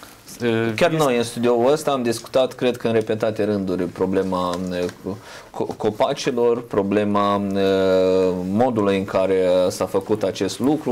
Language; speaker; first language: Romanian; native; Romanian